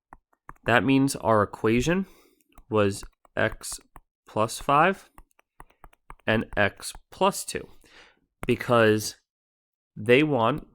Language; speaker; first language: English; native; English